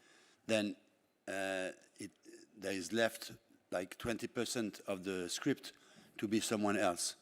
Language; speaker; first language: English; non-native, fluent; French